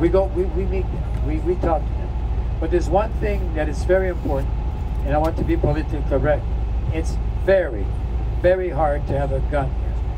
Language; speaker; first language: English; non-native, fluent; French